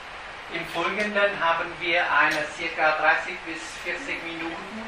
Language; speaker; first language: German; non-native, fluent; Vietnamese